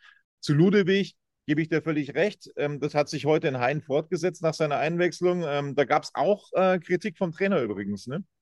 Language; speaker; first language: German; native; German